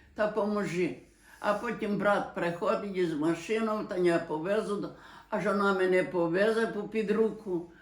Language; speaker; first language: Ukrainian; native; Ukrainian